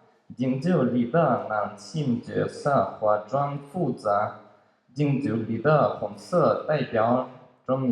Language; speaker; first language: Chinese; non-native, learner; Russian